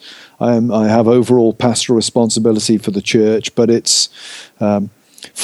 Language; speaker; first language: English; native; English